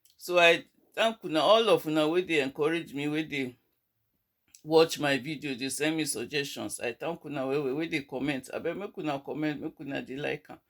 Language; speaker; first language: Nigerian Pidgin; non-native, local second language; Yoruba